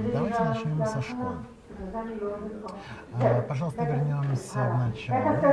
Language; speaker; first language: Russian; non-native, local second language; Azerbaijani